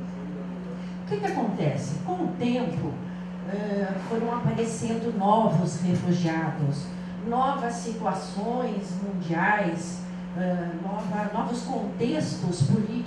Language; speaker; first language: Portuguese; native; Portuguese